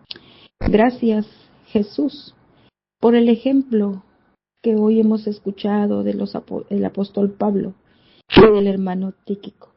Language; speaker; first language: Spanish; native; Spanish